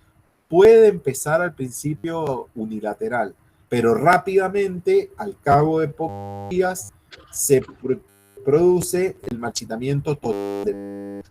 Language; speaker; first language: Spanish; native; Spanish